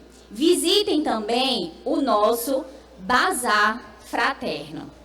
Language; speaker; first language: Portuguese; native; Portuguese